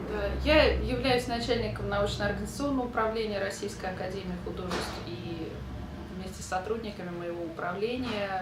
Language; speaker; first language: Russian; native; Russian